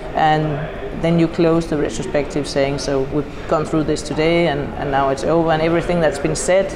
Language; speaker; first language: English; non-native, fluent; Danish